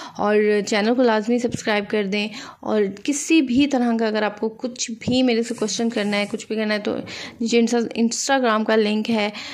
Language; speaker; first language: Urdu; native; Urdu